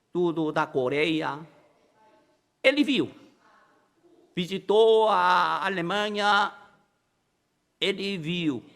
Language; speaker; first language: Portuguese; non-native, learner; Korean